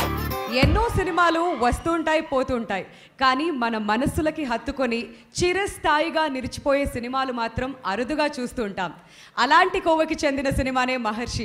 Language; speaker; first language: Telugu; native; Telugu